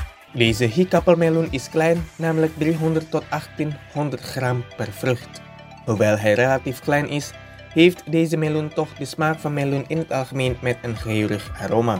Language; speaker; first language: Dutch; non-native, fluent; Indonesian